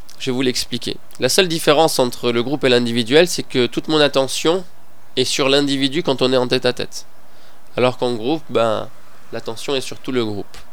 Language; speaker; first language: French; non-native, fluent; Persian